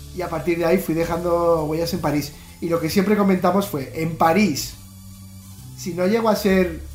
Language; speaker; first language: Spanish; native; Spanish